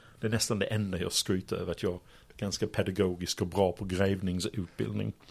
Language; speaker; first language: Swedish; non-native, fluent; English